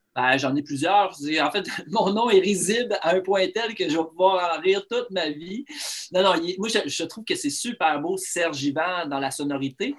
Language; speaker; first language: French; native; French